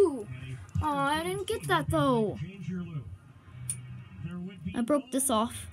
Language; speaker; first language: English; native; English